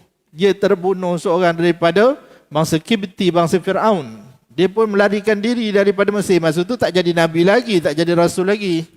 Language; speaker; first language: Malay; native; Malay